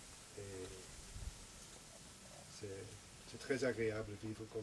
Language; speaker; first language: French; non-native, local second language; Dutch